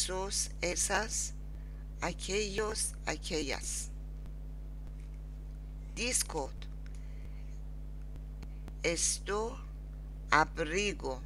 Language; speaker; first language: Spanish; non-native, learner; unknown